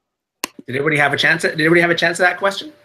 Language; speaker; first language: English; native; English